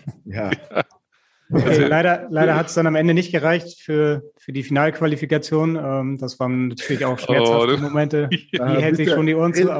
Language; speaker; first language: German; native; German